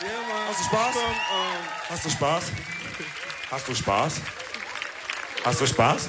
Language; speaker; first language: German; early bilingual, other home language; Wolof